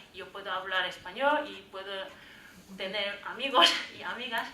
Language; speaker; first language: Spanish; non-native, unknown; Korean